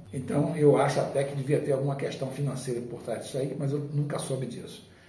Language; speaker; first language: Portuguese; native; Portuguese